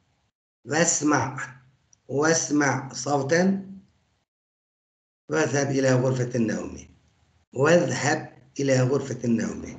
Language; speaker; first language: Arabic; non-native, fluent; Turkish